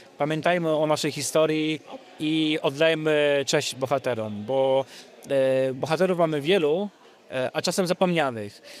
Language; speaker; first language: Polish; native; Polish